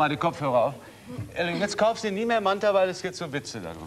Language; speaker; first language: German; native; German